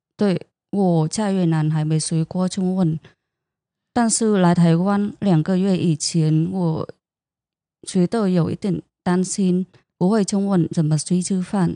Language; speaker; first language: Chinese; non-native, learner; Vietnamese